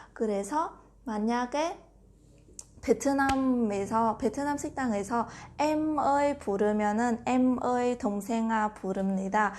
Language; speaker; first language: Korean; non-native, fluent; Vietnamese